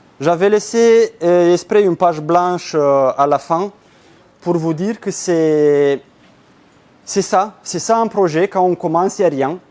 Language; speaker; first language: French; non-native, fluent; Romanian